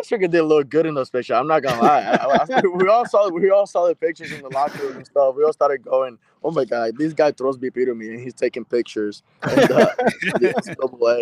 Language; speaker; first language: English; non-native, fluent; Spanish